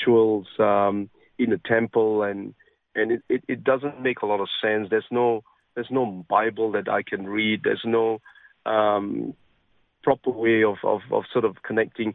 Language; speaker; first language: English; non-native, local second language; Min Nan Chinese